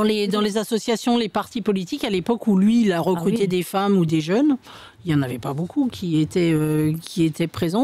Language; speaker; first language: French; native; French